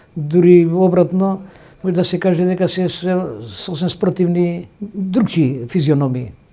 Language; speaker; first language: Macedonian; non-native, local second language; Albanian